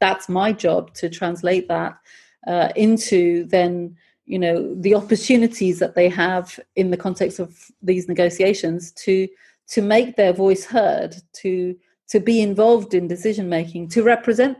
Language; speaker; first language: English; native; English